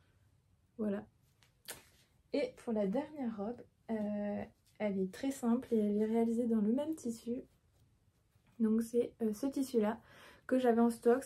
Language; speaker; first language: French; native; French